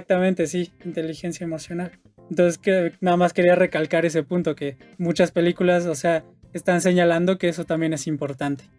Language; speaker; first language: Spanish; native; Spanish